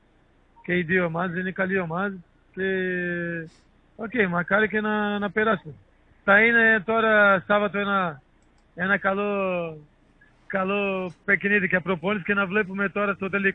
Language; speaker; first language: Greek; non-native, learner; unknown